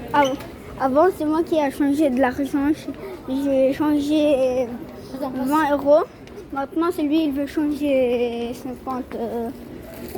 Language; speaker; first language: French; non-native, learner; Arabic